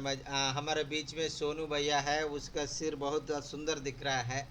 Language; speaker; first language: Hindi; non-native, local second language; Telugu